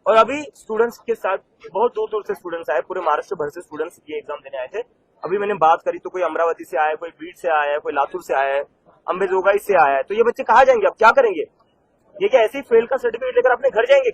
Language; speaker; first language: Hindi; non-native, local second language; Marathi